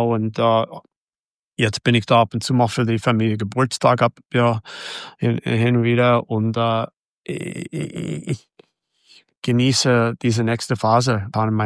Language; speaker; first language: German; non-native, fluent; English